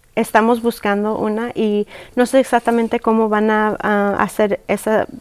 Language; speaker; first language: Spanish; early bilingual, heritage; Spanish